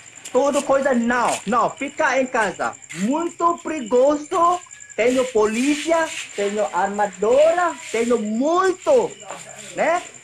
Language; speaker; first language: Portuguese; non-native, learner; Malay